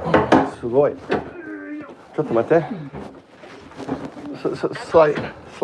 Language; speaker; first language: Japanese; non-native, learner; English